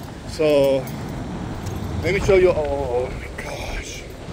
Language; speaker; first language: English; non-native, local second language; Spanish